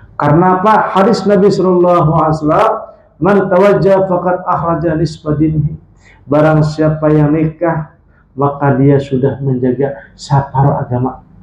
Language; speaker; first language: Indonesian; non-native, local second language; Banjar